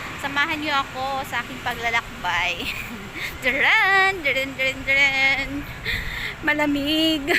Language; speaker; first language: Filipino; native; Filipino